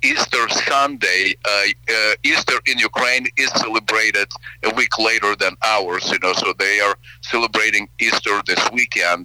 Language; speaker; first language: English; non-native, fluent; Ukrainian